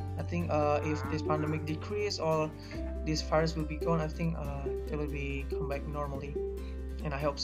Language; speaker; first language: English; non-native, learner; Indonesian